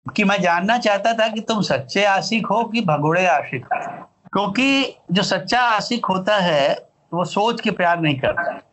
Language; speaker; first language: Hindi; native; Hindi